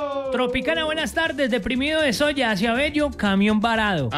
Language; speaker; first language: Spanish; native; Spanish